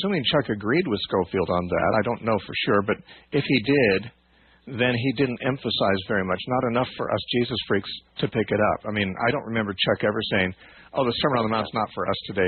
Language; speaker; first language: English; native; English